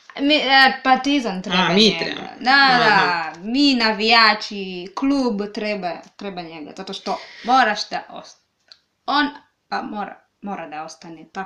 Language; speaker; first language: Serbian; non-native, learner; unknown